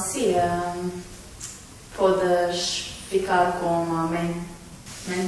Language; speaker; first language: Portuguese; non-native, learner; Slovenian